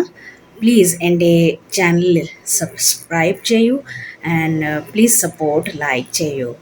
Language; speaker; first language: Malayalam; non-native, learner; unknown